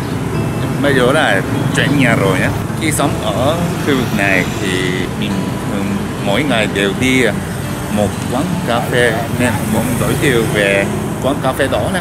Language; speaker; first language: Vietnamese; non-native, learner; Japanese